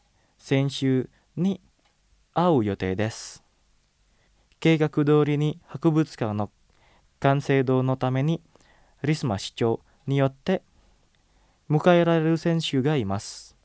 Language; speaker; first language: Japanese; non-native, fluent; Indonesian